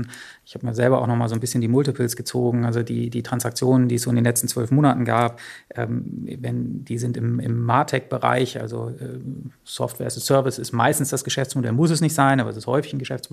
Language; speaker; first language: German; native; German